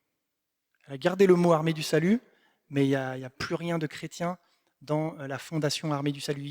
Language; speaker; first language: French; native; French